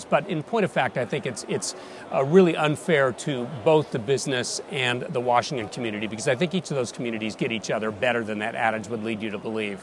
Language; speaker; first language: English; native; English